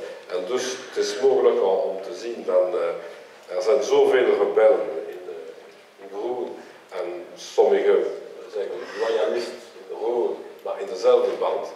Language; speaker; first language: Dutch; non-native, local second language; French